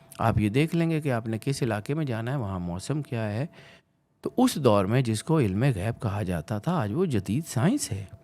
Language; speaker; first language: Urdu; non-native, local second language; Punjabi